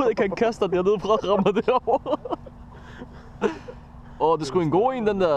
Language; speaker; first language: Danish; native; Danish